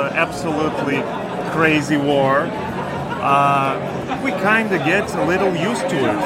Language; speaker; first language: English; non-native, fluent; Ukrainian